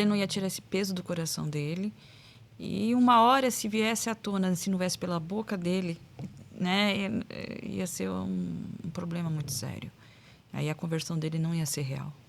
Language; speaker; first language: Portuguese; native; Portuguese